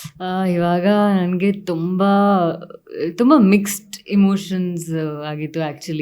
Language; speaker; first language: Kannada; non-native, learner; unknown